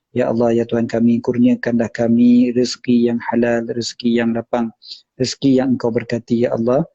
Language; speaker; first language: Malay; native; Malay